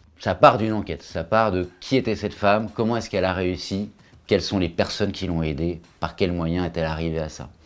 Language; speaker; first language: French; native; French